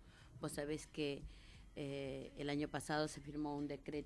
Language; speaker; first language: Spanish; native; Spanish